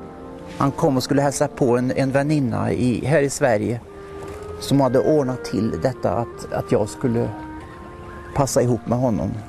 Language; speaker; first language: Swedish; native; Swedish